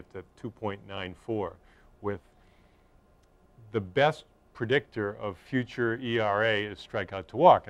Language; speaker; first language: English; native; English